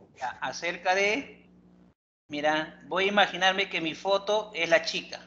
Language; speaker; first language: Spanish; native; Spanish